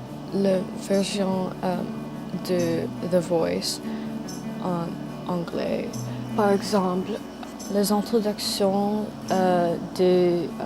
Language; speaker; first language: French; non-native, learner; English